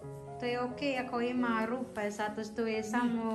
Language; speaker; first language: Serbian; non-native, learner; Filipino